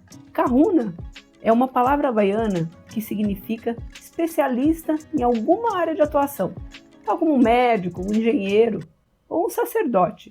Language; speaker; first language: Portuguese; native; Portuguese